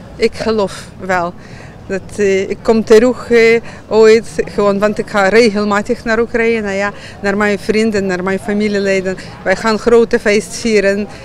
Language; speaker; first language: Dutch; non-native, fluent; Ukrainian